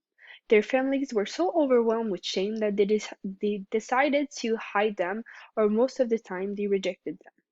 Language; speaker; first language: English; non-native, local second language; French